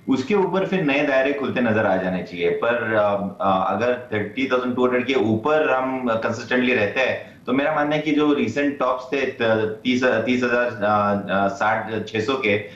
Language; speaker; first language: Hindi; non-native, local second language; Marathi